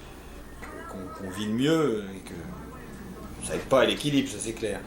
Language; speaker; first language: French; native; French